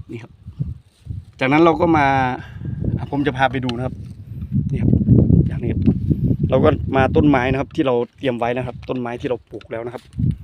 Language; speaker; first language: Thai; native; Thai